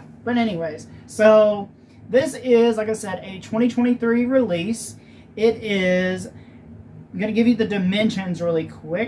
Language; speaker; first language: English; native; English